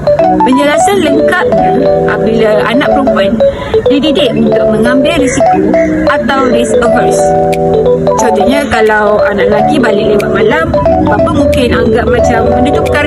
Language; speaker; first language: Malay; native; Malay